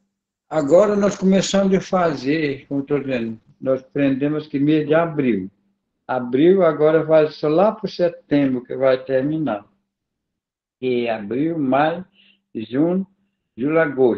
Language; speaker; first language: Portuguese; non-native, local second language; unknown